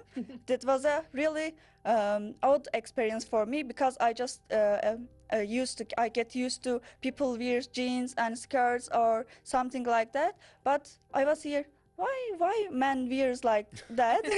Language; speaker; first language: English; non-native, learner; Turkish